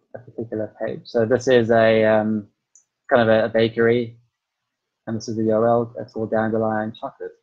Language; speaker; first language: English; native; English